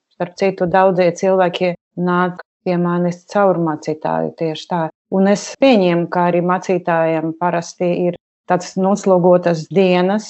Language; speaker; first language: Latvian; non-native, local second language; Russian